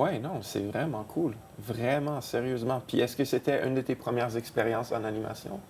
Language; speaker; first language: French; native; French